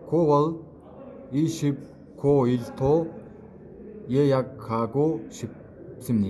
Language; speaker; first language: Korean; non-native, fluent; Mongolian